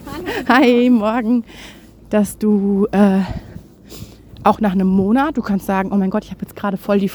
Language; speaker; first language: German; native; German